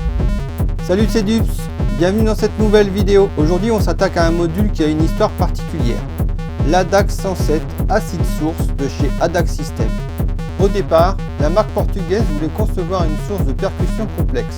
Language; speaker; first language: French; native; French